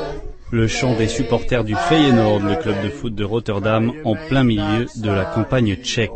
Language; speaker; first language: French; native; French